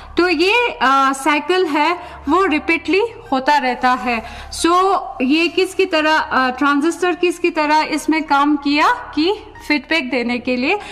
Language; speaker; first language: Hindi; non-native, local second language; Ladakhi